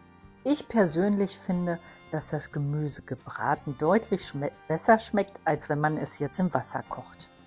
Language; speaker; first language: German; native; German